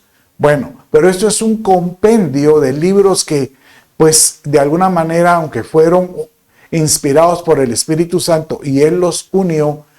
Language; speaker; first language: Spanish; native; Spanish